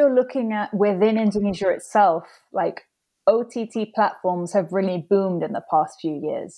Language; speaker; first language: English; native; English